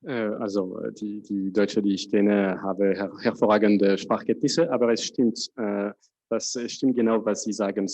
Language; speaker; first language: German; non-native, fluent; French